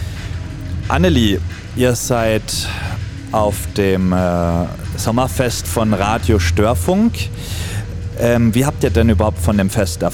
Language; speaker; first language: German; native; German